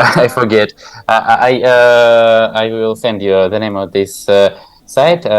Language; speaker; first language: English; non-native, learner; Tajik